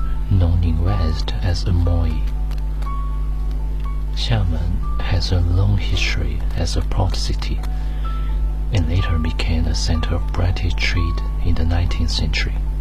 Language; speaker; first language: English; non-native, fluent; Chinese